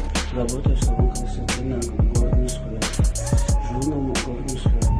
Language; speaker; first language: Russian; non-native, learner; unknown